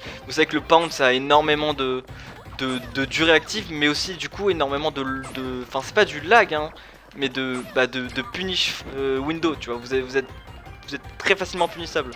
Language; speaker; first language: French; native; French